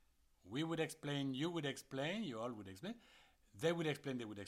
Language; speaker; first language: English; non-native, fluent; French